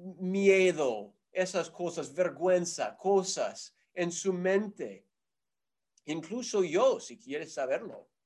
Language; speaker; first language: Spanish; non-native, fluent; English